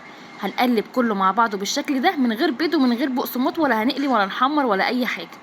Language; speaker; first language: Arabic; native; Arabic